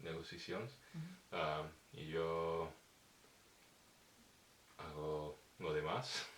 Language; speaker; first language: Spanish; non-native, fluent; English